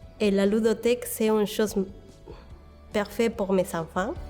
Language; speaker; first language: French; non-native, learner; Spanish